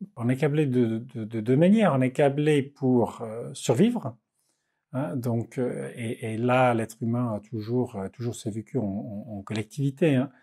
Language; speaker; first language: French; non-native, fluent; Dutch